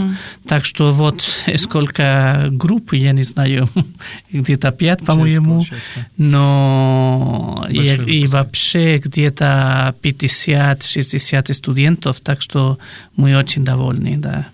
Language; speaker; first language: Russian; non-native, fluent; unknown